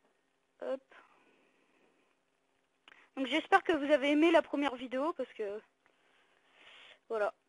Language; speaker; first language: French; native; French